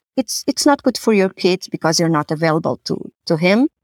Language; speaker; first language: English; non-native, fluent; Portuguese